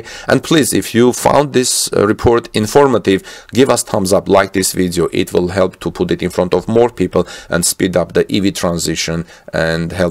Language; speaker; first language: English; non-native, fluent; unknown